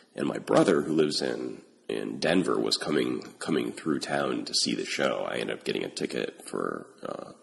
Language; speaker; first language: English; native; English